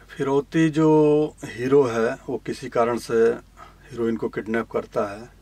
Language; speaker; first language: Hindi; native; Hindi